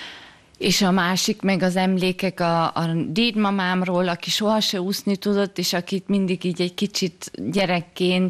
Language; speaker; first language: Hungarian; early bilingual, heritage; German